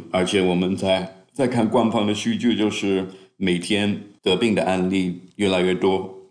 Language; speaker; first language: Chinese; non-native, fluent; English